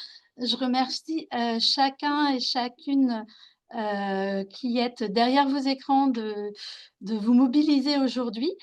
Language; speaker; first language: French; native; French